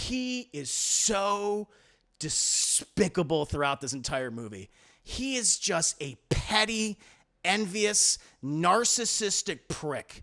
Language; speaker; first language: English; native; English